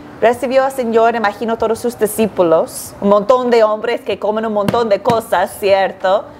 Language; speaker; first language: Spanish; non-native, fluent; English